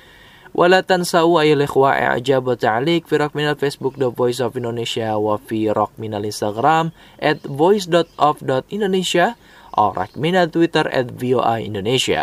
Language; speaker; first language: Arabic; non-native, fluent; Indonesian